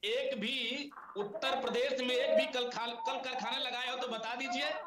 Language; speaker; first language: Hindi; native; Hindi